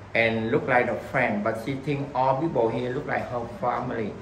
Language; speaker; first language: English; non-native, learner; Vietnamese